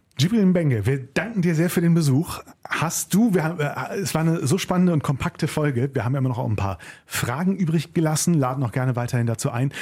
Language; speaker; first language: German; native; German